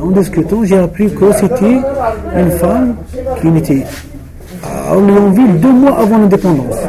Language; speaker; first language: French; non-native, local second language; Arabic